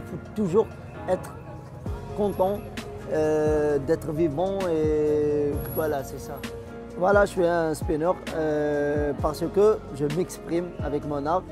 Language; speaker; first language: French; non-native, local second language; Arabic